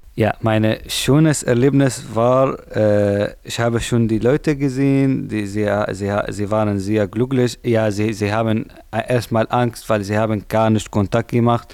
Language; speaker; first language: German; non-native, learner; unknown